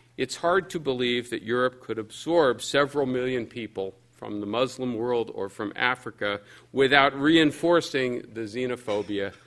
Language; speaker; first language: English; native; English